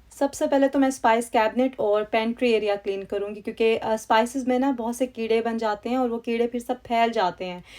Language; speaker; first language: Urdu; native; Urdu